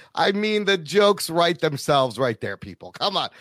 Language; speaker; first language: English; native; English